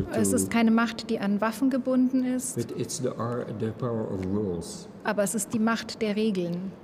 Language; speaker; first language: German; non-native, fluent; Dutch